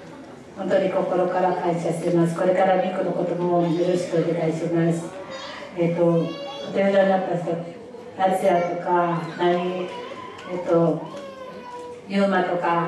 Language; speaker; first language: Japanese; non-native, fluent; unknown